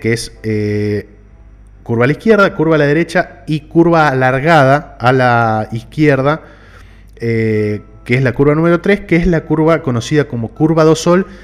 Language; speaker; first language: Spanish; native; Spanish